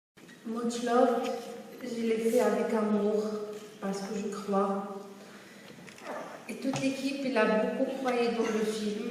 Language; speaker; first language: French; non-native, local second language; Arabic